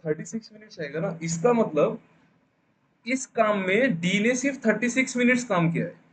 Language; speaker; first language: Hindi; non-native, local second language; Bangla